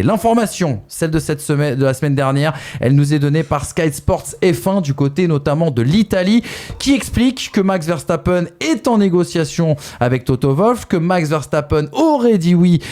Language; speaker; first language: French; native; French